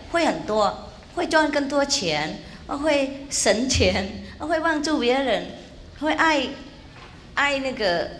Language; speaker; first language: Chinese; non-native, fluent; Vietnamese